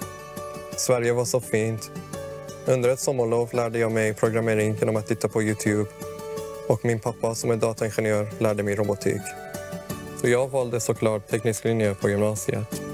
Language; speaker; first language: Swedish; early bilingual, other home language; Persian